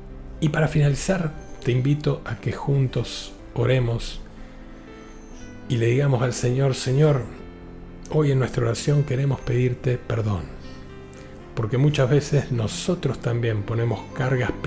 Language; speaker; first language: Spanish; native; Spanish